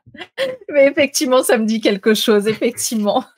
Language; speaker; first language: French; native; French